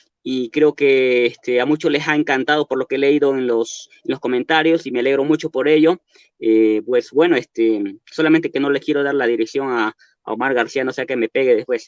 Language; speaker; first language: Spanish; native; Spanish